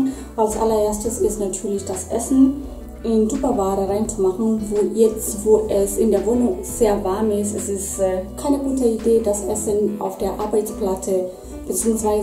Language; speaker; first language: German; non-native, fluent; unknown